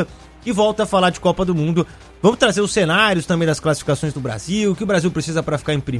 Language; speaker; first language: Portuguese; native; Portuguese